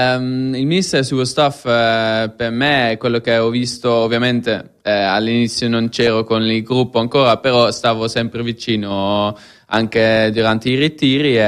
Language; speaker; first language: Italian; non-native, fluent; Dutch